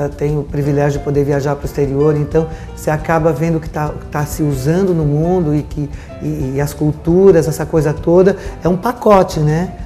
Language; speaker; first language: Portuguese; early bilingual, other home language; Italian